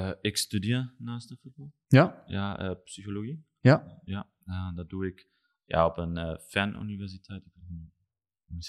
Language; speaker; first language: Dutch; non-native, learner; German